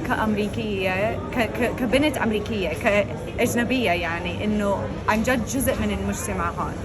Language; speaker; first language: Arabic; non-native, fluent; English